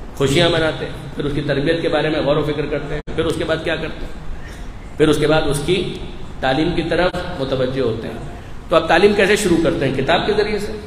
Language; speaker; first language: Urdu; non-native, local second language; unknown